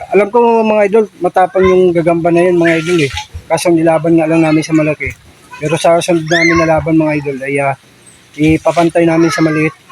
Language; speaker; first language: Filipino; native; Filipino